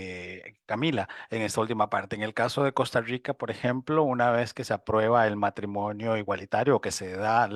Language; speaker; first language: Spanish; native; Spanish